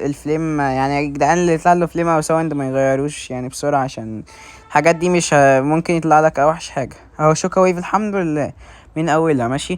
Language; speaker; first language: Arabic; native; Arabic